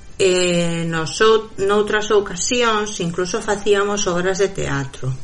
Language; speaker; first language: Galician; native; Galician